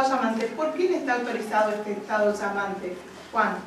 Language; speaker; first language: Spanish; native; Spanish